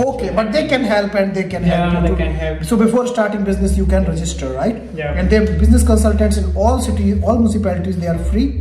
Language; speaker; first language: English; non-native, local second language; Hindi